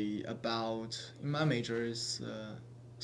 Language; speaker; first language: English; non-native, learner; Chinese